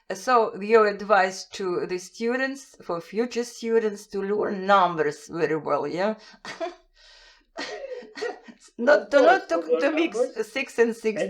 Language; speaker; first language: English; non-native, fluent; Russian